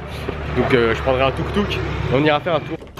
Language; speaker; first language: French; native; French